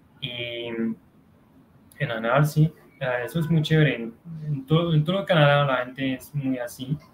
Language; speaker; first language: Spanish; non-native, fluent; French